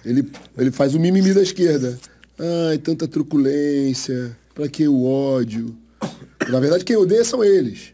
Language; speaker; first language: Portuguese; native; Portuguese